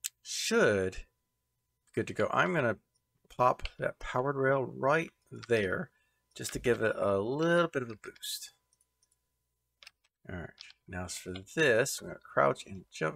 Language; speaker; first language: English; native; English